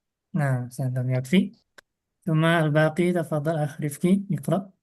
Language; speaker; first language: Arabic; non-native, fluent; Indonesian